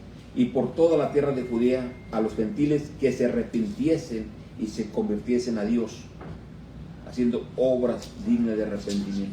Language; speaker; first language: Spanish; native; Spanish